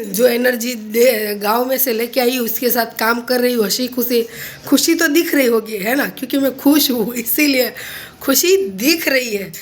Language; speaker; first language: Hindi; non-native, local second language; Gujarati